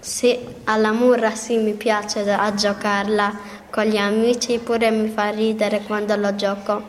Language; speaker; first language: Italian; early bilingual, other home language; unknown